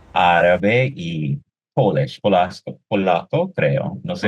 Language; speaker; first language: Spanish; non-native, fluent; English